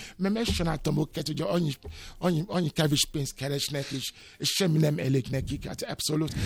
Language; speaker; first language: Hungarian; non-native, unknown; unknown